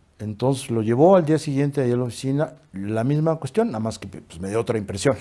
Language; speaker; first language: Spanish; native; Spanish